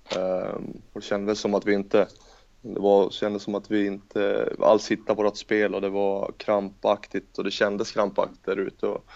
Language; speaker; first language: Swedish; native; Swedish